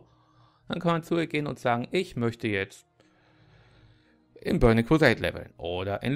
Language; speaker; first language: German; native; German